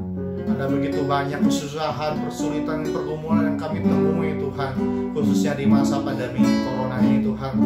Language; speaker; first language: Indonesian; native; Indonesian